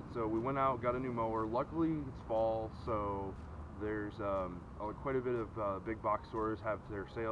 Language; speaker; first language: English; native; English